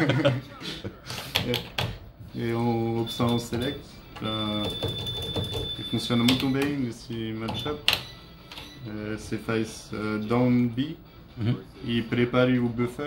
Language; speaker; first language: Portuguese; non-native, learner; French